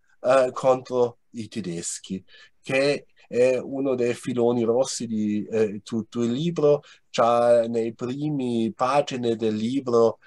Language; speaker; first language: Italian; non-native, fluent; German